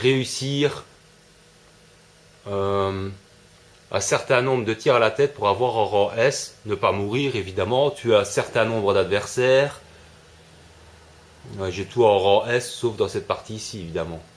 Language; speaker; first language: French; native; French